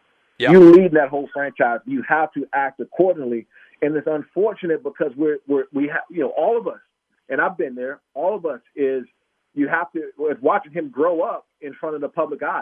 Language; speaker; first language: English; native; English